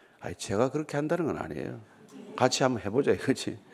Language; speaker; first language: Korean; native; Korean